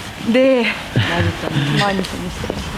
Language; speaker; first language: Korean; non-native, learner; Russian